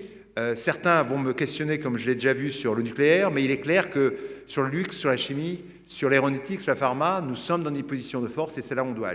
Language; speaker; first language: French; native; French